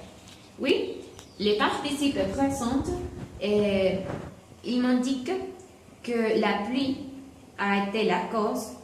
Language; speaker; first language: French; non-native, learner; Spanish